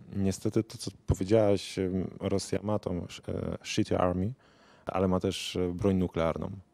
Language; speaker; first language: Polish; native; Polish